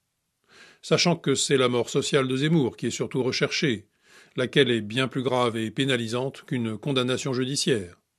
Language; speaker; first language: French; native; French